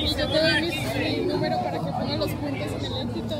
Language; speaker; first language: Spanish; native; Spanish